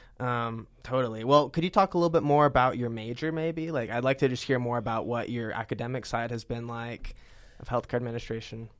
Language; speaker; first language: English; native; English